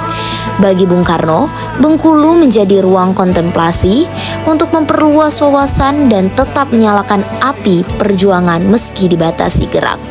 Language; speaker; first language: Indonesian; native; Indonesian